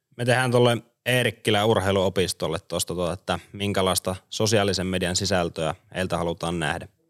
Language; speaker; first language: Finnish; native; Finnish